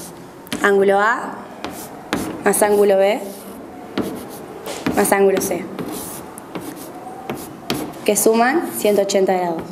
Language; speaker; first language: Spanish; native; Spanish